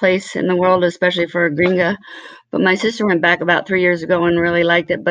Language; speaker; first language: English; early bilingual, other home language; Spanish